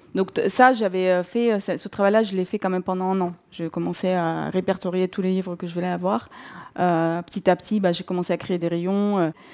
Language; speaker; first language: French; non-native, fluent; Russian